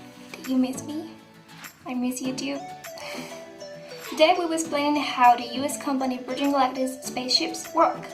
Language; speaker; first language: English; non-native, fluent; Spanish